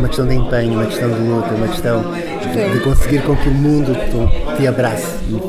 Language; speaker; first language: Portuguese; native; Portuguese